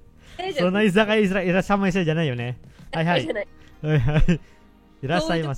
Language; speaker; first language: Japanese; non-native, fluent; Indonesian